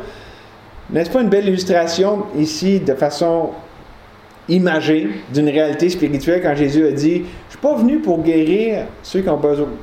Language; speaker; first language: French; native; French